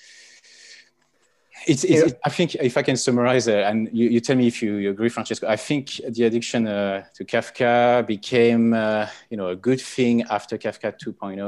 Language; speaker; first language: English; non-native, fluent; French